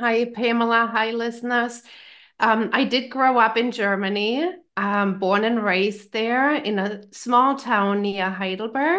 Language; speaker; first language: English; non-native, fluent; German